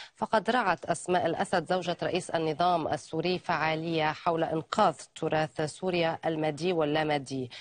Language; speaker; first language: Arabic; native; Arabic